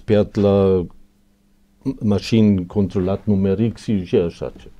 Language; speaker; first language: Romanian; non-native, learner; German